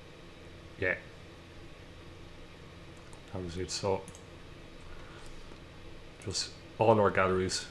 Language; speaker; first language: English; native; English